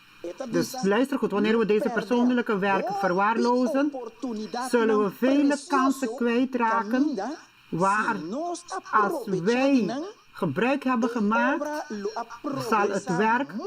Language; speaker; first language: Dutch; non-native, local second language; Papiamento